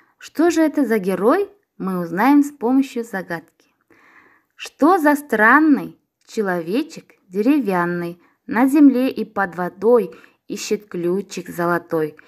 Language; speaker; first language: Russian; non-native, local second language; Kazakh